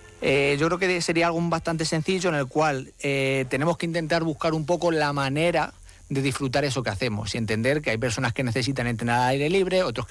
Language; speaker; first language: Spanish; native; Spanish